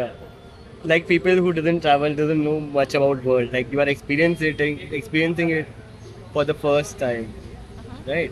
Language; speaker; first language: English; non-native, fluent; Hindi